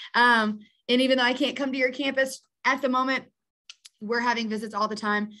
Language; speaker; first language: English; native; English